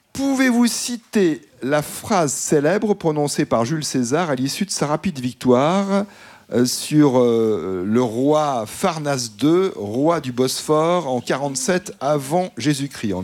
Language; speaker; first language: French; native; French